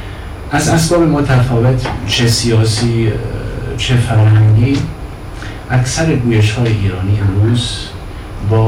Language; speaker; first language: Persian; non-native, fluent; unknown